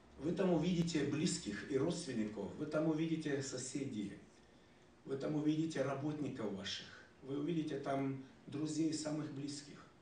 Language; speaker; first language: Russian; non-native, local second language; Ukrainian